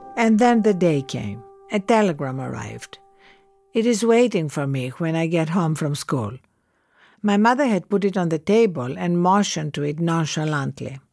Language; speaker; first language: English; non-native, fluent; Greek